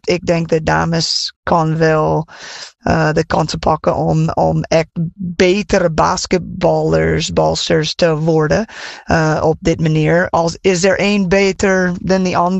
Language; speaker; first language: Dutch; non-native, fluent; English